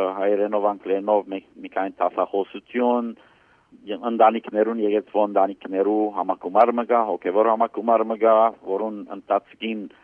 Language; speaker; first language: Armenian; early bilingual, heritage; Armenian